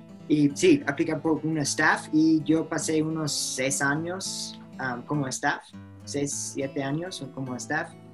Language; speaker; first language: Spanish; non-native, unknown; English